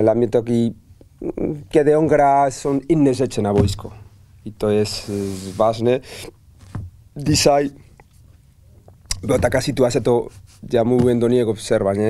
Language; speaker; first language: Polish; non-native, learner; Spanish